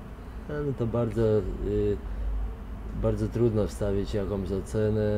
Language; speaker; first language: Polish; non-native, fluent; Lithuanian